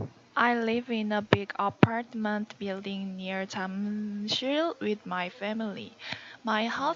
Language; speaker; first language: English; non-native, learner; Korean